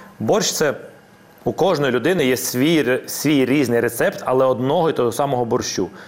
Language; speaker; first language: Ukrainian; non-native, local second language; Russian